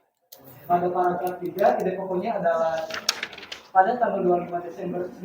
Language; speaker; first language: Indonesian; native; Indonesian